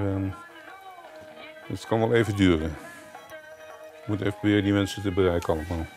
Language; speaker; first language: Dutch; native; Dutch